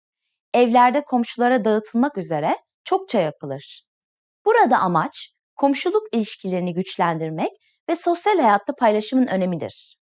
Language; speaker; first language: Turkish; native; Turkish